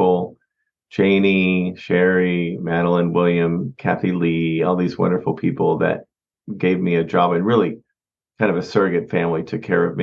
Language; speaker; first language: English; native; English